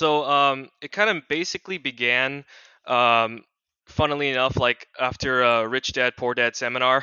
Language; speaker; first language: English; native; English